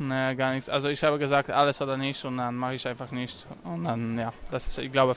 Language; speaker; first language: German; non-native, learner; Polish